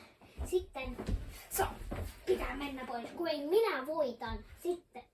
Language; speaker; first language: Finnish; non-native, learner; Estonian